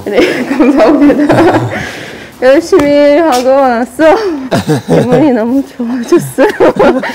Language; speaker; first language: Korean; non-native, learner; Russian